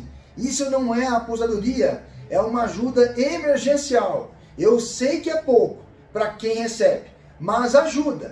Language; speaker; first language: Portuguese; native; Portuguese